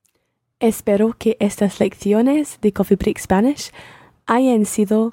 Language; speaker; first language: Spanish; non-native, learner; English